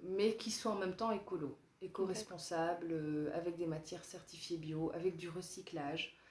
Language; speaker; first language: French; native; French